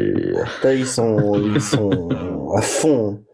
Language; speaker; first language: French; native; French